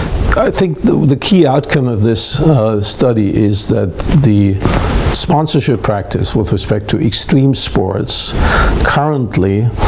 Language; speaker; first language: English; non-native, fluent; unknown